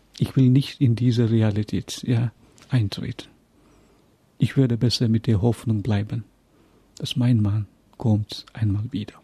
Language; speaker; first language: German; non-native, fluent; Tamil